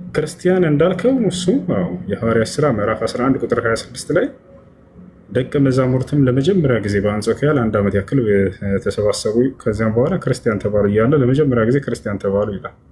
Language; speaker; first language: Amharic; native; Amharic